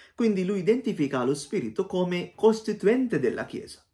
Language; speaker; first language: Italian; non-native, fluent; Sinhala